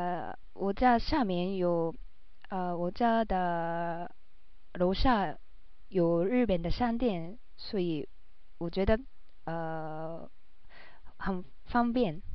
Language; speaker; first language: Chinese; non-native, learner; Japanese